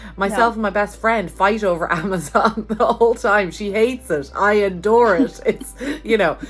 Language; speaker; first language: English; native; English